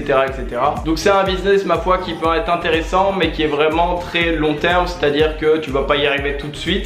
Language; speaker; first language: French; native; French